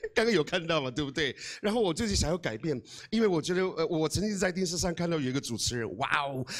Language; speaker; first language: Chinese; non-native, local second language; Amis